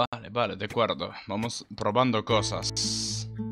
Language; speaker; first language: Spanish; native; Spanish